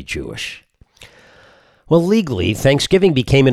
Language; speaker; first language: English; native; English